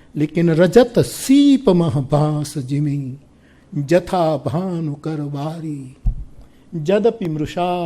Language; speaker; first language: Hindi; non-native, local second language; Gujarati